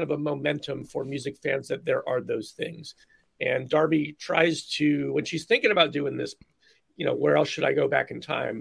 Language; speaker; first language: English; native; English